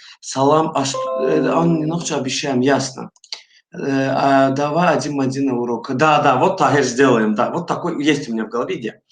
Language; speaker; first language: Russian; non-native, fluent; Azerbaijani